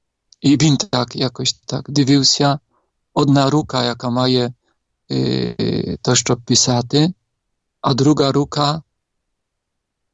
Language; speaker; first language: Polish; non-native, learner; Ukrainian